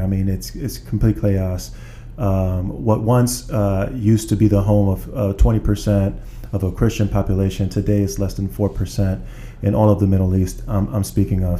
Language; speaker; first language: English; native; English